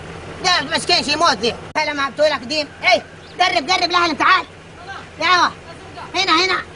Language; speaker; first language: Arabic; native; Arabic